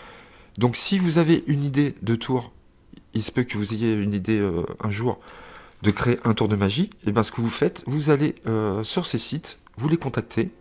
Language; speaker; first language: French; native; French